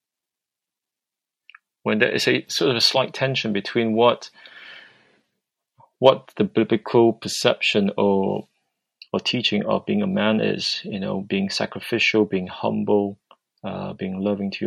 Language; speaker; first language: English; non-native, local second language; Cantonese